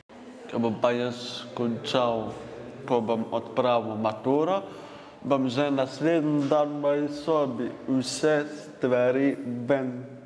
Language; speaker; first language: Slovenian; non-native, local second language; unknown